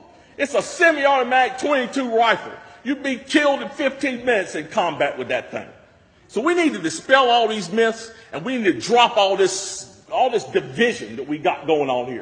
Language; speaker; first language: English; native; English